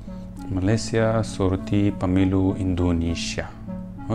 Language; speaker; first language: Indonesian; non-native, fluent; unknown